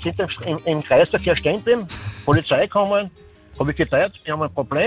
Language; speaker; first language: German; native; German